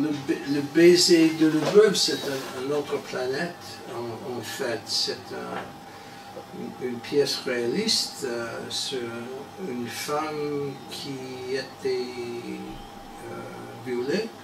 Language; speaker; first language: French; non-native, learner; English